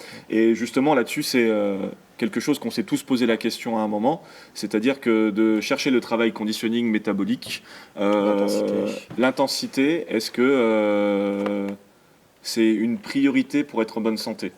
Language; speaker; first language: French; native; French